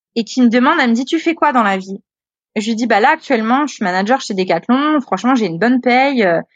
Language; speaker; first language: French; native; French